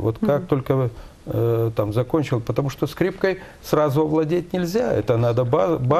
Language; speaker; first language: Russian; native; Russian